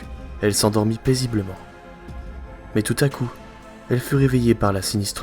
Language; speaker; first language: French; native; French